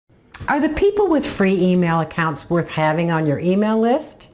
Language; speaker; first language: English; native; English